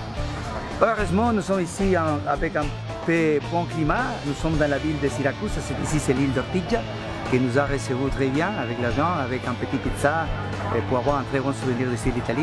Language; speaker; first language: French; non-native, fluent; Italian